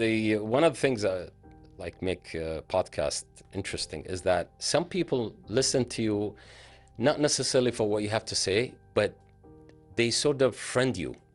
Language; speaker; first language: English; non-native, fluent; Arabic